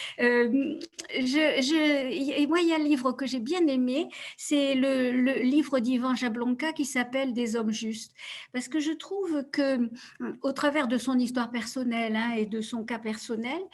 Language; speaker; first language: French; native; French